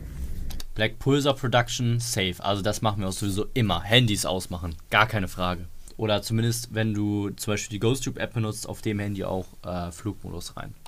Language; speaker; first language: German; native; German